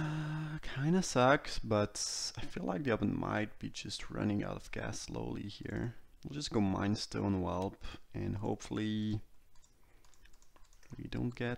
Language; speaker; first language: English; non-native, fluent; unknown